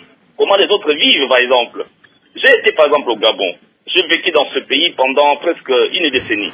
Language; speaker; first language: French; non-native, local second language; Lingala